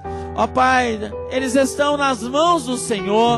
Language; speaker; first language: Portuguese; native; Portuguese